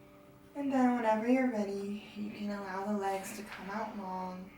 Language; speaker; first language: English; native; English